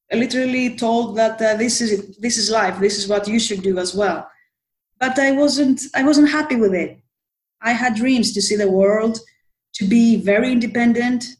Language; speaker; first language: English; non-native, fluent; Greek